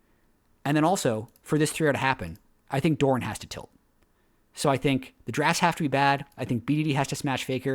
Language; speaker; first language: English; native; English